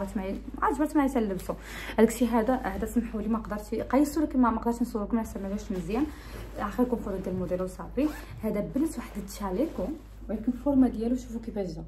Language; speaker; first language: Arabic; early bilingual, heritage; Arabic